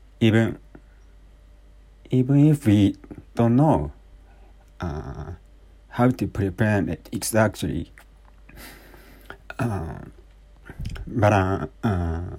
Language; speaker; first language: English; non-native, learner; Japanese